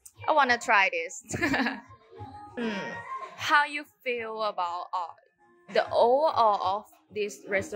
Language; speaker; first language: English; non-native, learner; Thai